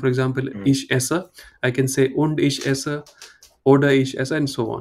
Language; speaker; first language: German; non-native, fluent; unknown